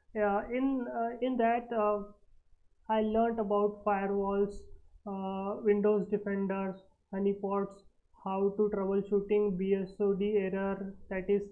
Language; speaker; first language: English; non-native, local second language; Marathi